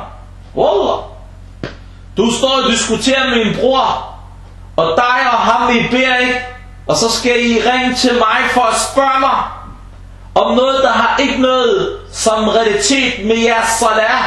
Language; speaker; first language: Danish; non-native, fluent; Arabic